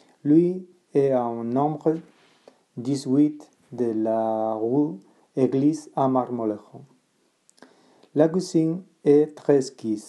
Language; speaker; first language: French; non-native, learner; Spanish